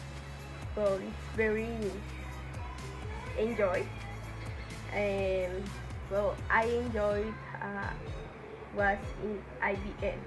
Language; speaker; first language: English; non-native, learner; Spanish